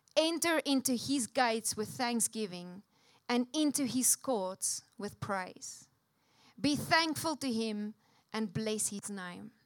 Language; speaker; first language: English; non-native, local second language; Afrikaans